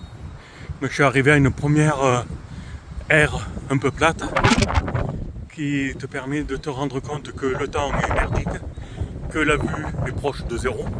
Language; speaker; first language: French; native; French